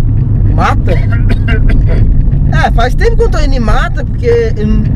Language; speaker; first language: Portuguese; native; Portuguese